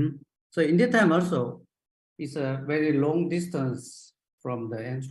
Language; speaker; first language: English; non-native, learner; Japanese